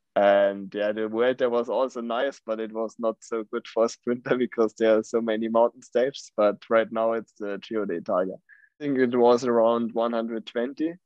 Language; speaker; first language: English; non-native, fluent; German